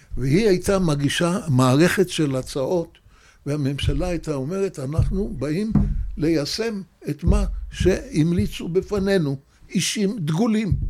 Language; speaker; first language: Hebrew; native; Hebrew